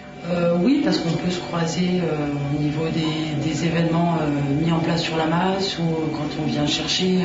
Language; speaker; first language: French; native; French